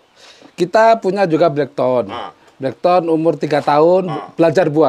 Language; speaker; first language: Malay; non-native, local second language; Javanese